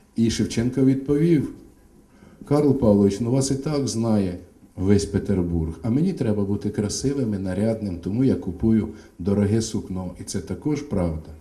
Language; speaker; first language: Ukrainian; native; Ukrainian